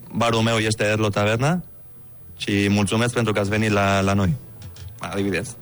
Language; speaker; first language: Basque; early bilingual, other home language; Romanian